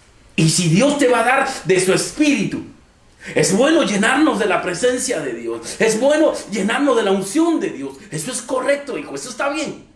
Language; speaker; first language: Spanish; native; Spanish